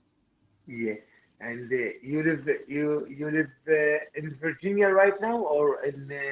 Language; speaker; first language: English; non-native, learner; Arabic